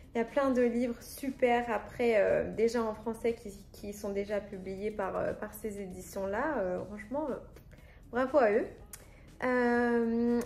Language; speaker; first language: French; native; French